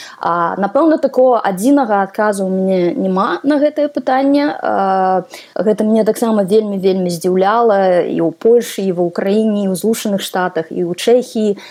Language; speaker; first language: Belarusian; non-native, local second language; Russian